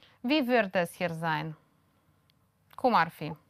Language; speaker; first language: German; non-native, fluent; Romanian